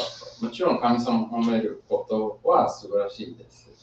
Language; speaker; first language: Japanese; non-native, fluent; English